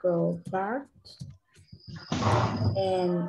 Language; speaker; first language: English; non-native, learner; Vietnamese